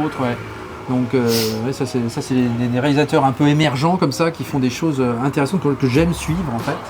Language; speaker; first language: French; native; French